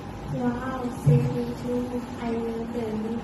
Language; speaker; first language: English; non-native, learner; Thai